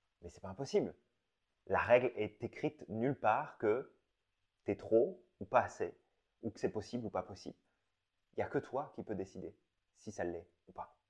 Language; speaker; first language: French; native; French